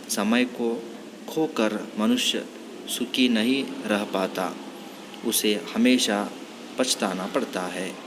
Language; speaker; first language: Hindi; non-native, local second language; Kannada